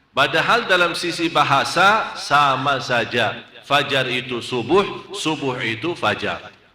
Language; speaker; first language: Malay; non-native, fluent; Arabic